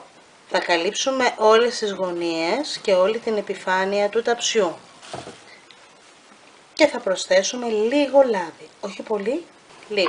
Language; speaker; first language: Greek; native; Greek